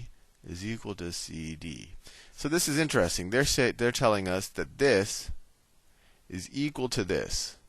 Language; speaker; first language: English; native; English